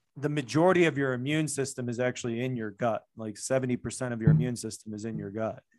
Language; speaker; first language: English; native; English